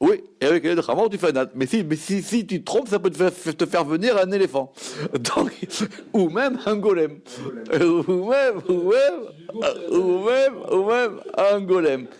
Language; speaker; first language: French; native; French